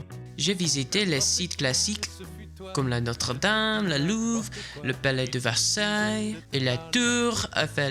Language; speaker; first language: French; non-native, learner; English